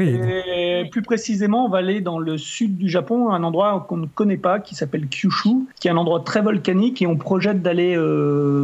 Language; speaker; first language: French; native; French